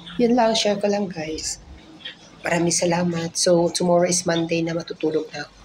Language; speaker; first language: Filipino; non-native, local second language; Cebuano